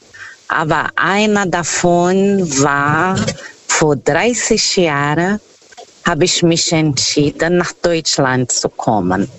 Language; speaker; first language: German; non-native, fluent; Portuguese